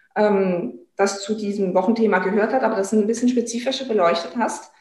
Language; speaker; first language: German; non-native, fluent; French